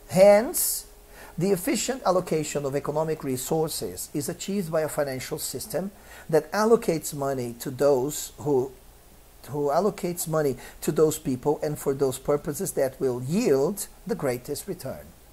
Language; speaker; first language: English; non-native, fluent; Portuguese